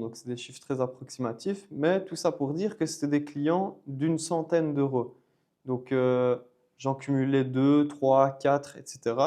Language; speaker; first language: French; native; French